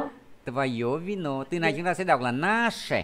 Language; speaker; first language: Russian; non-native, fluent; Vietnamese